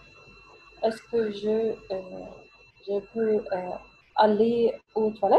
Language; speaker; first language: French; non-native, learner; Arabic